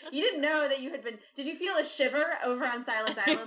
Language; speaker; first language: English; native; English